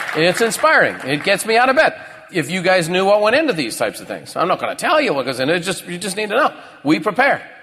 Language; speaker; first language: English; native; English